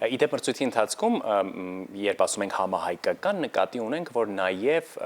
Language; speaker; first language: Armenian; native; Armenian